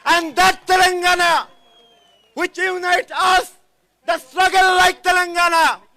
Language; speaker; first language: English; non-native, local second language; Bangla